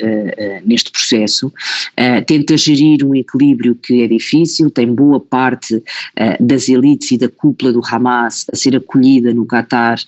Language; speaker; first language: Portuguese; native; Portuguese